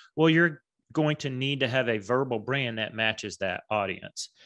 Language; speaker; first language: English; native; English